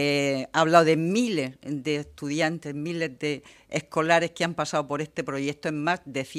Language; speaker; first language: Spanish; native; Spanish